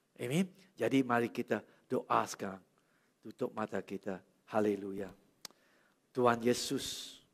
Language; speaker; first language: Malay; non-native, local second language; Chinese